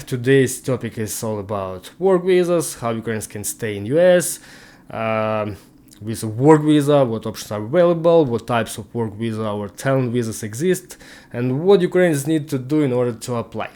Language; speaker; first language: English; non-native, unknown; Ukrainian